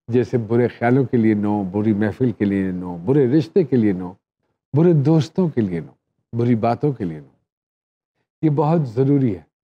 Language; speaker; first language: Urdu; non-native, local second language; Punjabi